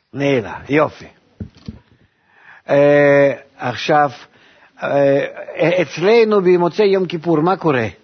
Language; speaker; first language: Hebrew; non-native, fluent; Russian